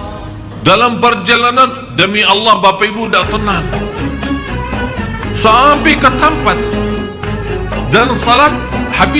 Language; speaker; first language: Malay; non-native, fluent; Arabic